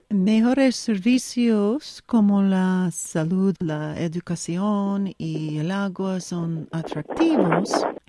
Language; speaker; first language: Spanish; non-native, learner; English